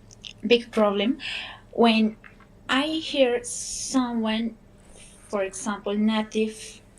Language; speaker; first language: English; non-native, learner; Spanish